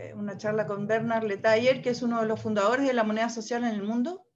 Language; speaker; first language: Spanish; native; Spanish